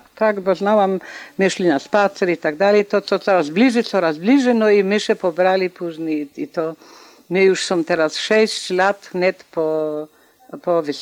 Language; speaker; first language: Polish; non-native, local second language; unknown